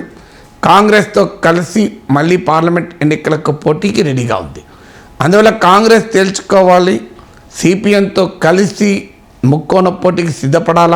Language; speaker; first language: Telugu; native; Telugu